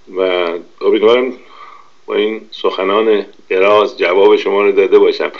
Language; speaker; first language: Persian; native; Persian